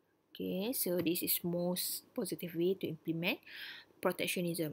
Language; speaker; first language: English; non-native, local second language; Malay